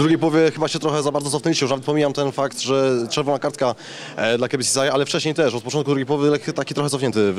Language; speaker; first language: Polish; native; Polish